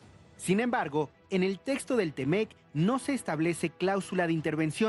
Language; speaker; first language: Spanish; native; Spanish